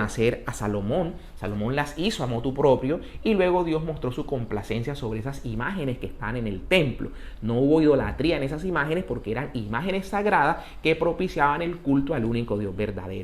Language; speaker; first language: Spanish; native; Spanish